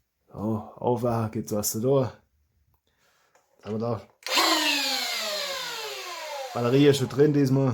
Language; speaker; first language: German; native; German